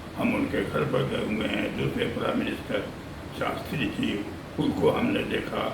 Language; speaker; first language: Hindi; native; Hindi